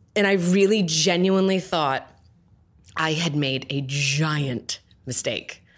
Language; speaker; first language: English; native; English